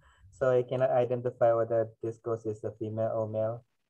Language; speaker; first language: English; non-native, fluent; Indonesian